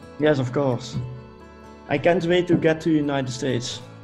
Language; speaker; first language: English; non-native, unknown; Dutch